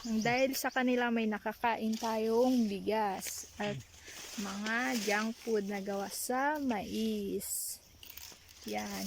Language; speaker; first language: Filipino; non-native, local second language; Cebuano